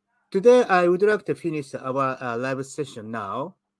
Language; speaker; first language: English; non-native, learner; Japanese